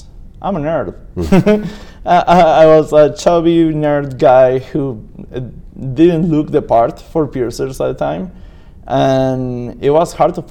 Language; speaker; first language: English; non-native, fluent; Spanish